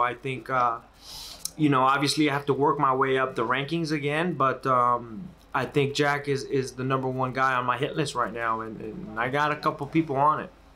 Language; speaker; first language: English; early bilingual, other home language; Spanish